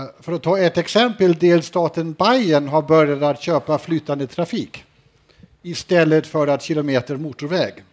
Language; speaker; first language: Swedish; non-native, fluent; German